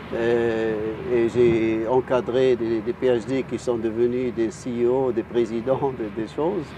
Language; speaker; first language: French; non-native, local second language; Arabic